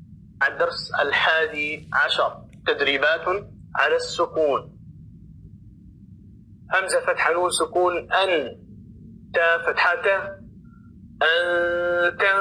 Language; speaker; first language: Arabic; non-native, fluent; Oromo